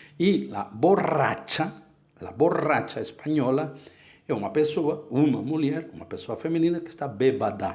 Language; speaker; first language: Portuguese; non-native, fluent; Spanish